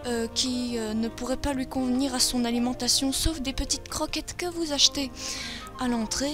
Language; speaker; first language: French; native; French